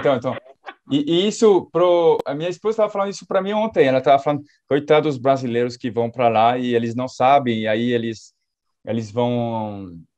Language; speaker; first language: Portuguese; non-native, fluent; French